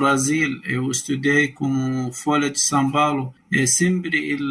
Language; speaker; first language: Portuguese; non-native, learner; Arabic